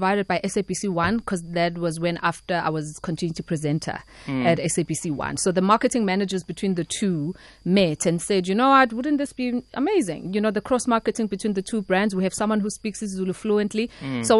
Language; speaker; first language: English; non-native, local second language; Zulu